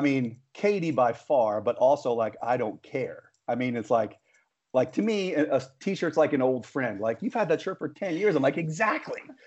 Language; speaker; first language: English; native; English